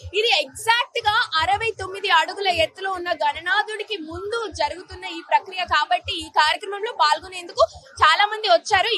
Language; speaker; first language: Telugu; native; Telugu